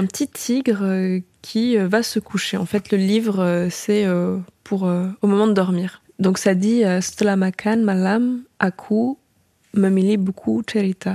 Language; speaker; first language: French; early bilingual, other home language; Indonesian